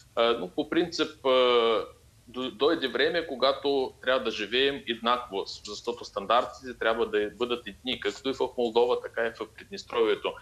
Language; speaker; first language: Bulgarian; early bilingual, heritage; Bulgarian